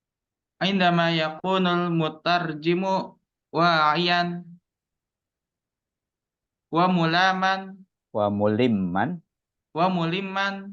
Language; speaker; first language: Arabic; non-native, learner; Indonesian